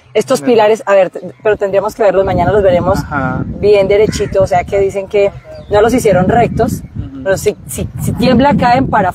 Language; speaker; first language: Spanish; native; Spanish